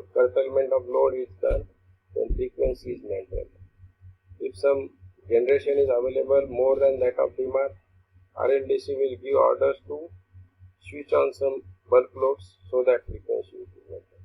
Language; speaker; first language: English; non-native, local second language; Marathi